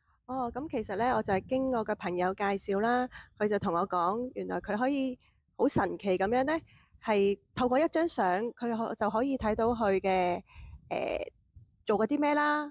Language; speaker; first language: Cantonese; native; Cantonese